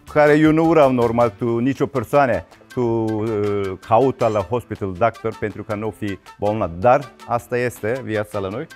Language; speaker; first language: Romanian; non-native, learner; Turkish